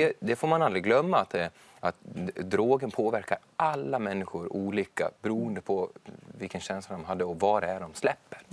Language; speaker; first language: Swedish; native; Swedish